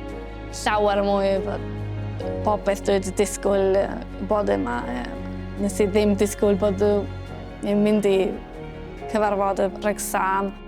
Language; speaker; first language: Welsh; early bilingual, heritage; Spanish